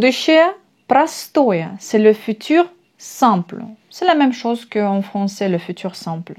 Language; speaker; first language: French; non-native, fluent; Russian